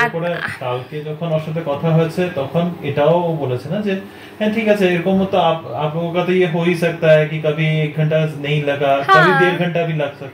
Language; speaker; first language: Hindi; non-native, local second language; Bangla